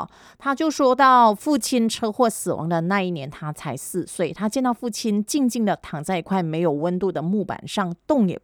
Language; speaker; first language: Chinese; native; Chinese